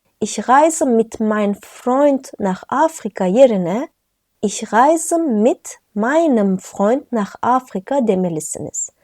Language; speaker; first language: German; non-native, fluent; Turkish